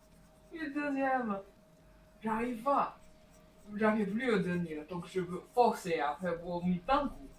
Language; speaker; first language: French; non-native, learner; Chinese